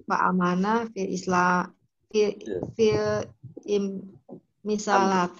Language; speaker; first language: Arabic; non-native, learner; Indonesian